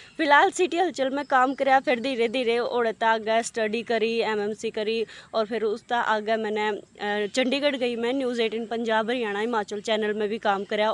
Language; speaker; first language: Hindi; native; Hindi